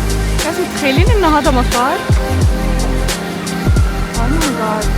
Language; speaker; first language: Arabic; native; Arabic